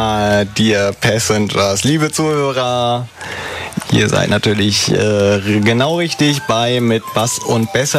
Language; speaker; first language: German; native; German